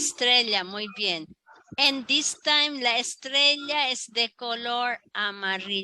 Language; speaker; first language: Spanish; non-native, fluent; Filipino